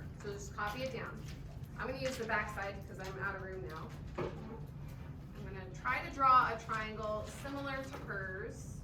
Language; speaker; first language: English; native; English